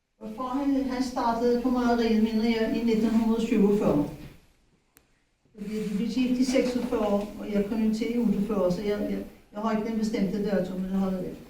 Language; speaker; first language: Danish; native; Danish